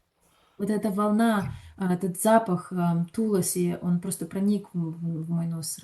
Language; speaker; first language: Russian; native; Russian